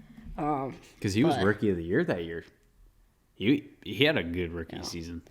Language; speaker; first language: English; native; English